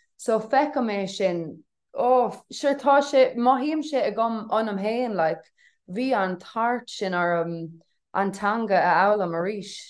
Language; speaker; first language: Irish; non-native, local second language; English